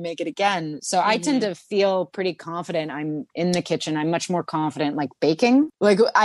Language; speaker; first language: English; native; English